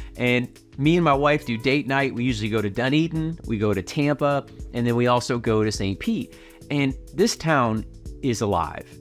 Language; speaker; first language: English; native; English